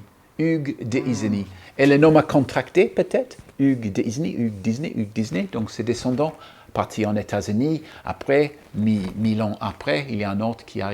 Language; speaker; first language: French; non-native, fluent; English